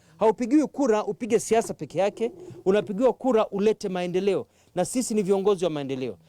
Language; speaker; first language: Swahili; non-native, local second language; Kamba